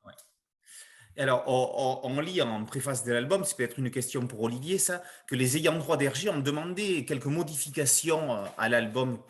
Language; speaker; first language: French; native; French